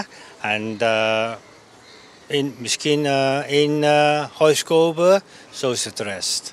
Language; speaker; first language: Dutch; non-native, fluent; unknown